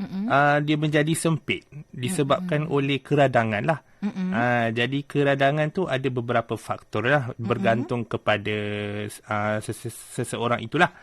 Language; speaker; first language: Malay; native; Malay